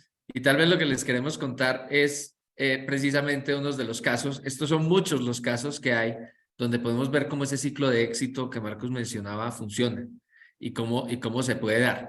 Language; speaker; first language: Spanish; native; Spanish